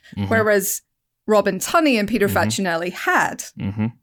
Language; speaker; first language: English; native; English